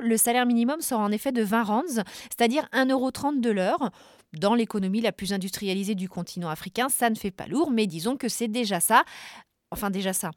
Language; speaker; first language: French; native; French